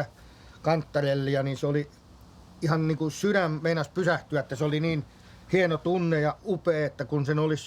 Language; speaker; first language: Finnish; native; Finnish